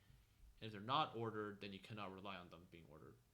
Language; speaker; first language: English; native; English